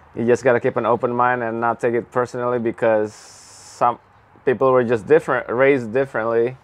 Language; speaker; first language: English; early bilingual, other home language; Indonesian